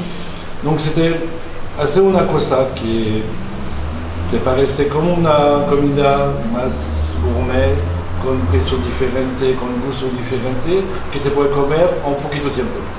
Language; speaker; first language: Spanish; non-native, learner; French